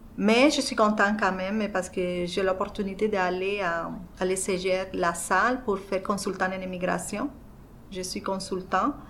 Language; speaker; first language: French; non-native, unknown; Spanish